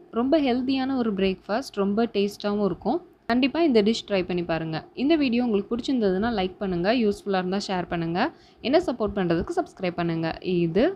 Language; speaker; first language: Tamil; native; Tamil